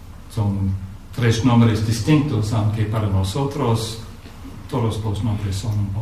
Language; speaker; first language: Spanish; non-native, fluent; English